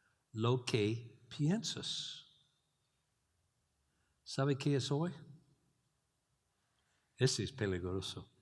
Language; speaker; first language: Spanish; non-native, learner; English